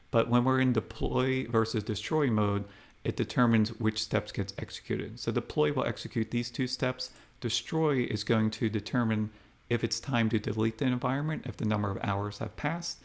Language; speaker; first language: English; native; English